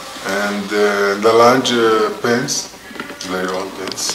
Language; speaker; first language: English; non-native, learner; Arabic